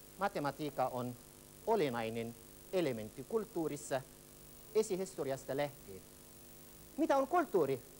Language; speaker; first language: Finnish; non-native, fluent; Arabic